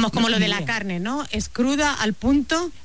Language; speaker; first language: Spanish; native; Spanish